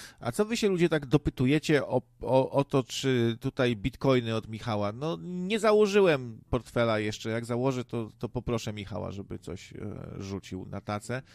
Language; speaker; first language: Polish; native; Polish